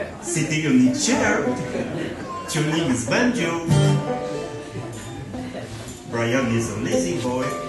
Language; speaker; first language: English; non-native, learner; French